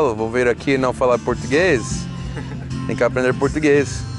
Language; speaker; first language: Portuguese; non-native, learner; English